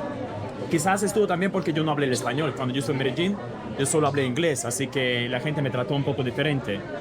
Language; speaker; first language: Spanish; non-native, fluent; Russian